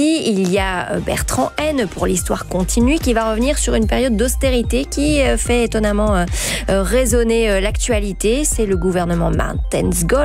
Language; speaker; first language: French; native; French